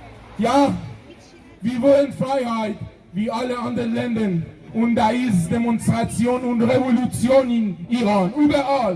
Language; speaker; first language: German; non-native, learner; Persian